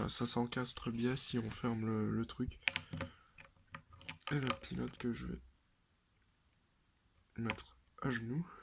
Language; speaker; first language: French; native; French